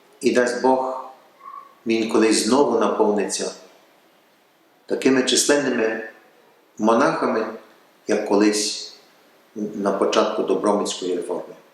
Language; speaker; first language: Ukrainian; early bilingual, heritage; Ukrainian